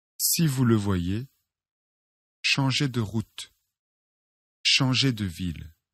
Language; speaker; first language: French; non-native, local second language; Arabic